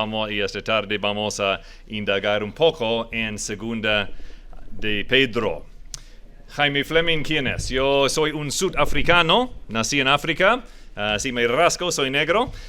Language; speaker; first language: Spanish; non-native, fluent; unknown